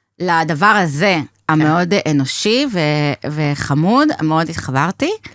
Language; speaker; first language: Hebrew; native; Hebrew